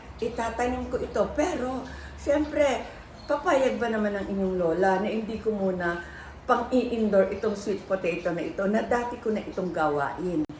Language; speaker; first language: Filipino; non-native, local second language; Iloko